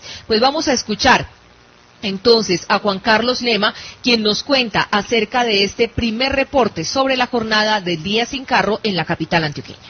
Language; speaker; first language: Spanish; native; Spanish